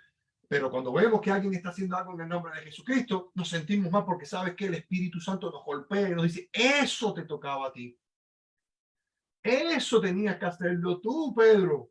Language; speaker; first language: Spanish; native; Spanish